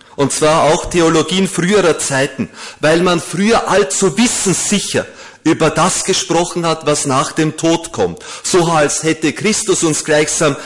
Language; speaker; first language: German; native; German